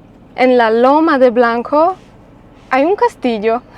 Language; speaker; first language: Spanish; non-native, learner; Polish